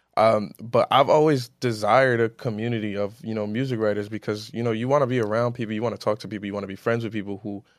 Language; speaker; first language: English; early bilingual, other home language; Yoruba